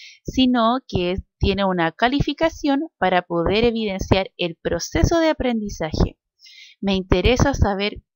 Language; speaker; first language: Spanish; native; Spanish